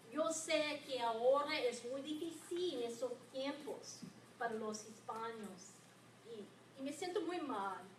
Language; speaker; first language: Spanish; non-native, learner; English